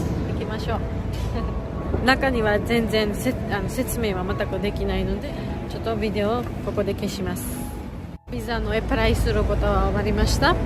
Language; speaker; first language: Japanese; non-native, learner; Georgian